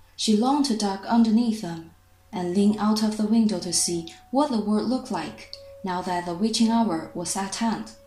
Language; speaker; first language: English; non-native, fluent; Chinese